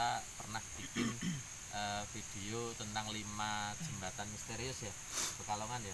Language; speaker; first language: Indonesian; native; Indonesian